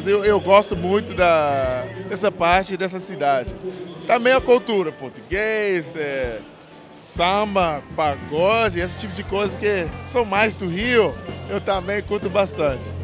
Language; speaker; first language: Portuguese; non-native, fluent; English